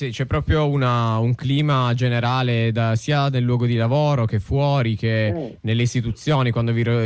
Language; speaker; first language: Italian; native; Italian